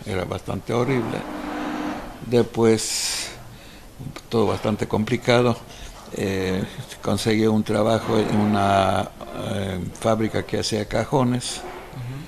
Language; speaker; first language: Spanish; non-native, fluent; Polish